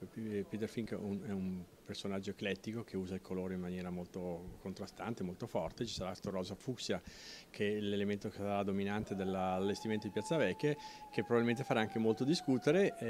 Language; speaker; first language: Italian; native; Italian